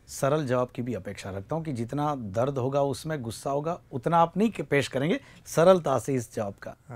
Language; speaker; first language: Hindi; non-native, local second language; Gujarati